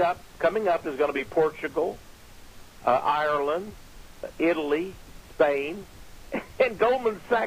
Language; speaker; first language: English; native; English